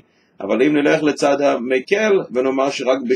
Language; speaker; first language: Hebrew; native; Hebrew